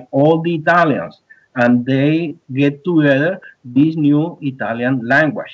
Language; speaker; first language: English; early bilingual, other home language; Spanish